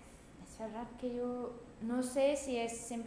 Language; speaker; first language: Spanish; non-native, fluent; German